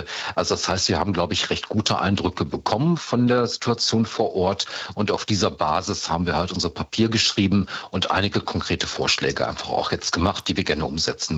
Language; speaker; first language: German; native; German